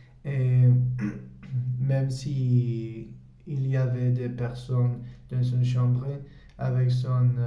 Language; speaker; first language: French; non-native, learner; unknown